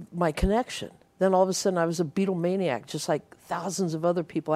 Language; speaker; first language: English; native; English